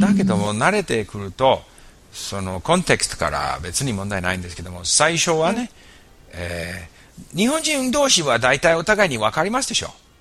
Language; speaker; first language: Japanese; non-native, fluent; English